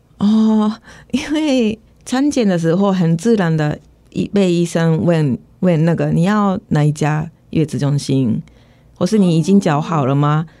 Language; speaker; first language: Chinese; non-native, fluent; Japanese